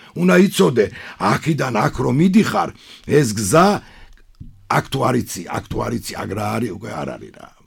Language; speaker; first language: Georgian; non-native, local second language; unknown